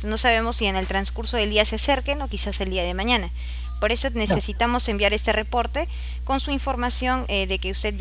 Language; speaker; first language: Spanish; native; Spanish